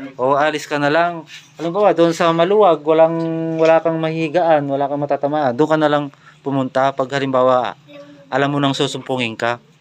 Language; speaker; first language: Filipino; native; Filipino